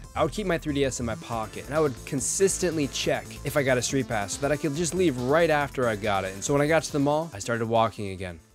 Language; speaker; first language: English; native; English